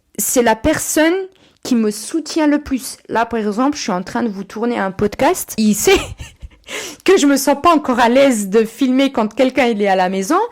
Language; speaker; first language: French; early bilingual, other home language; Portuguese